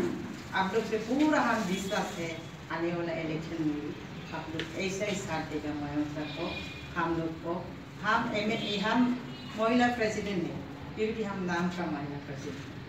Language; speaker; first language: Hindi; non-native, local second language; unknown